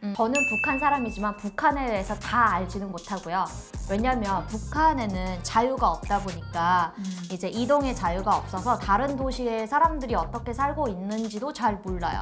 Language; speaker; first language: Korean; native; Korean